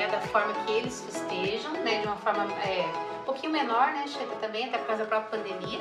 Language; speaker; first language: Portuguese; native; Portuguese